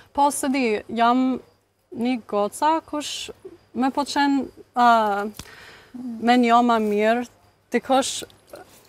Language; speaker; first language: Albanian; non-native, learner; English